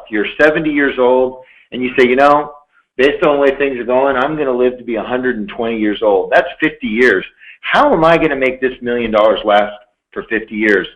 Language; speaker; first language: English; native; English